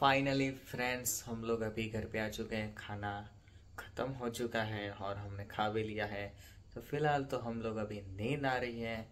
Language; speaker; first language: Hindi; non-native, local second language; Gujarati